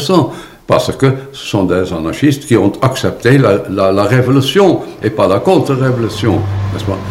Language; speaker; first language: French; non-native, fluent; Dutch